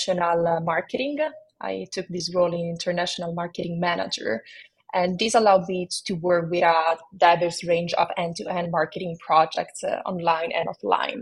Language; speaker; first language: English; non-native, fluent; Italian